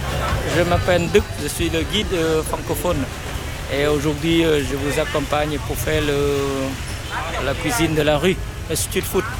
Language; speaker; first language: French; non-native, fluent; Vietnamese